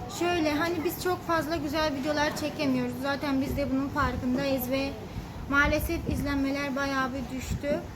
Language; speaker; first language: Turkish; native; Turkish